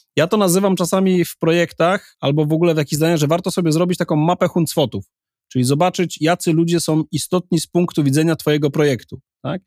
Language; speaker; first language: Polish; native; Polish